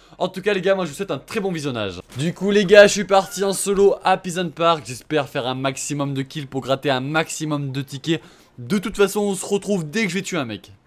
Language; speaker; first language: French; native; French